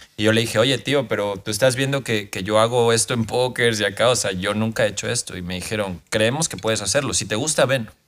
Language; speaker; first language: Spanish; native; Spanish